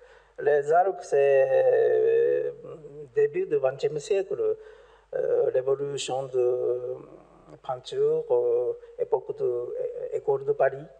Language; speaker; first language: French; non-native, learner; Japanese